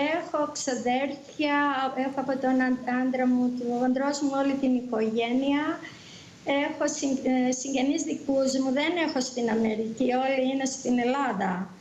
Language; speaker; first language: Greek; native; Greek